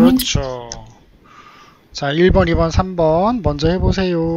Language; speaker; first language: Korean; native; Korean